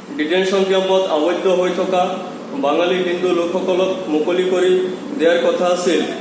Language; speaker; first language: Assamese; non-native, local second language; Bangla